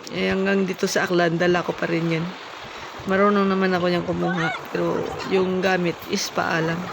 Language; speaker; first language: Filipino; non-native, local second language; Hiligaynon